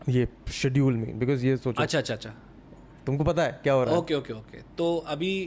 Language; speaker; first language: Hindi; native; Hindi